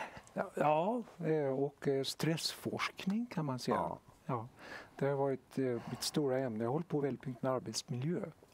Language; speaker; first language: Swedish; native; Swedish